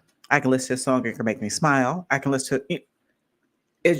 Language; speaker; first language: English; native; English